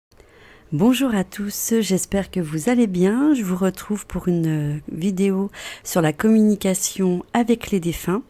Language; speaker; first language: French; native; French